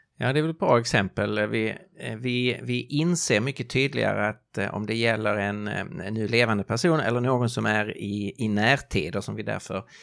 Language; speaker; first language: Swedish; native; Swedish